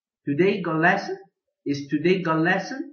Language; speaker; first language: English; non-native, local second language; Chinese